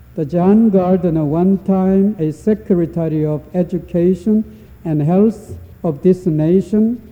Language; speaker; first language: English; non-native, fluent; Korean